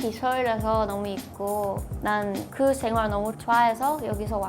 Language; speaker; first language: Korean; non-native, learner; English